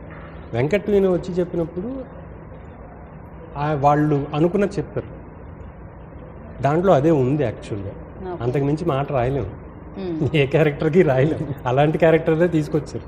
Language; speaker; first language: Telugu; native; Telugu